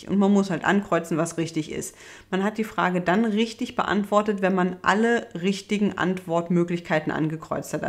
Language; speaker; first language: German; native; German